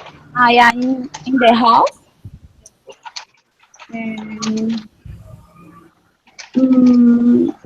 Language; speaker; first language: English; non-native, learner; Spanish